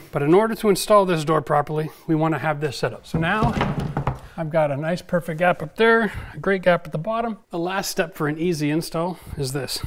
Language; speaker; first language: English; native; English